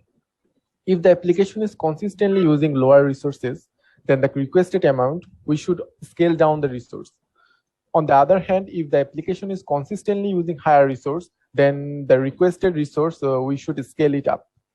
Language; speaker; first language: English; non-native, local second language; Bangla